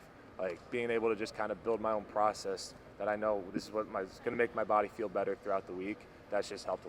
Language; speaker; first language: English; native; English